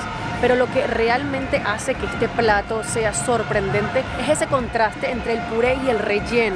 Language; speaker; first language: Spanish; native; Spanish